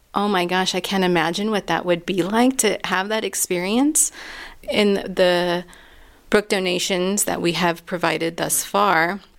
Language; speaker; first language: English; native; English